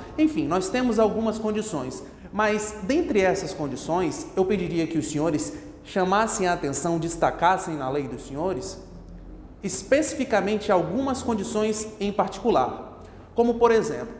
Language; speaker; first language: Portuguese; native; Portuguese